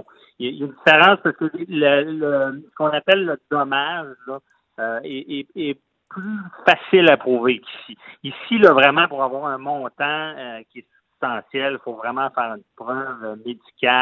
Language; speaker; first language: French; native; French